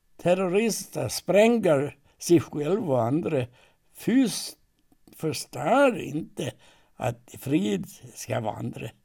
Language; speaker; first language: Swedish; native; Swedish